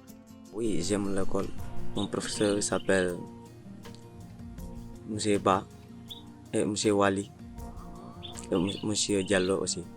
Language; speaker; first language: French; non-native, learner; Mandingo